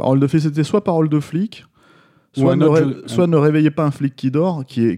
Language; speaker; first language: French; native; French